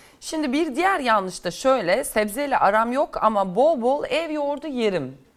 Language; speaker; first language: Turkish; native; Turkish